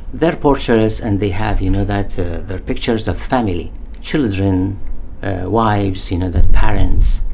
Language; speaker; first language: English; non-native, learner; Arabic